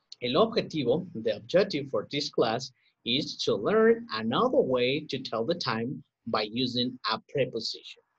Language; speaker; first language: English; non-native, learner; Spanish